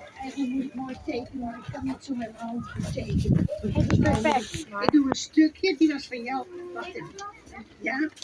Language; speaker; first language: Dutch; native; Dutch